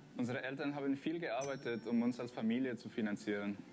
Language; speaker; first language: German; early bilingual, other home language; Spanish